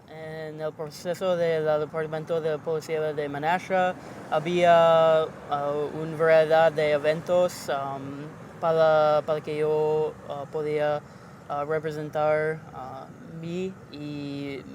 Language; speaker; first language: Spanish; non-native, learner; English